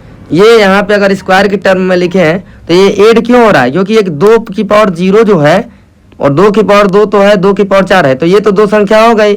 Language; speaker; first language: Hindi; native; Hindi